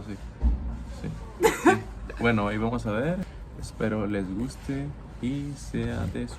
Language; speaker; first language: Spanish; native; Spanish